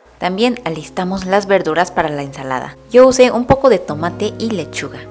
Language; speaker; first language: Spanish; non-native, fluent; Korean